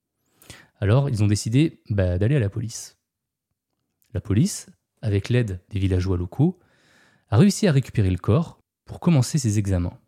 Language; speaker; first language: French; native; French